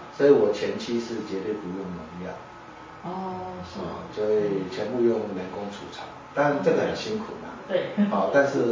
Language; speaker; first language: Chinese; native; Chinese